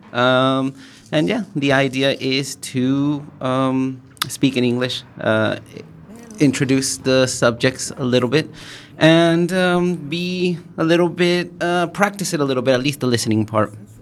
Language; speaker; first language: English; early bilingual, other home language; Spanish